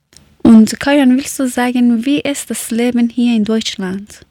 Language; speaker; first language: German; early bilingual, other home language; Persian